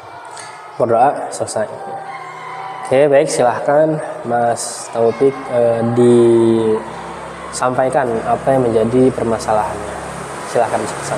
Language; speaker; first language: Indonesian; native; Indonesian